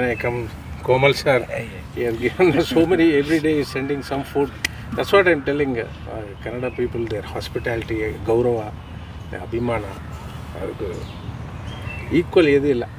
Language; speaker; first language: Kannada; non-native, learner; Telugu